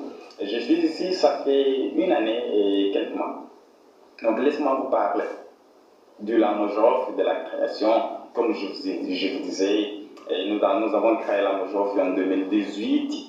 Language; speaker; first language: French; non-native, fluent; Portuguese